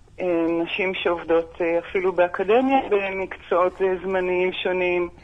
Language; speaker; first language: Hebrew; native; Hebrew